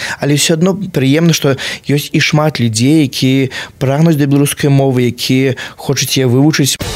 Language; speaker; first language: Belarusian; native; Belarusian